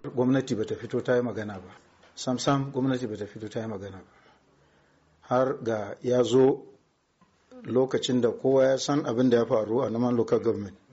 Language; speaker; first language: Hausa; non-native, local second language; Fula